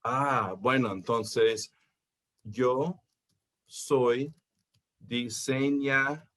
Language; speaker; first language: Spanish; non-native, fluent; English